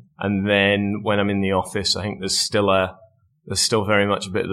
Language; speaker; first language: English; native; English